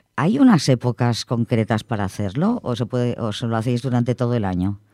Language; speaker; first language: Spanish; non-native, local second language; Catalan